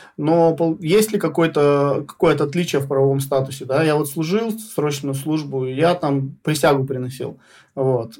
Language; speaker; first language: Russian; native; Russian